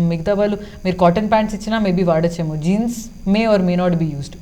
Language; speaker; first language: Telugu; early bilingual, heritage; Telugu